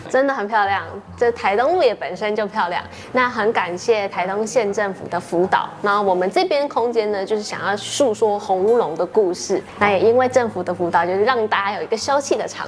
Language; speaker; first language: Chinese; native; Chinese